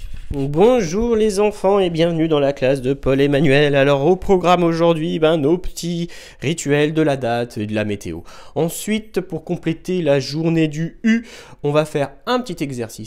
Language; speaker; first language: French; native; French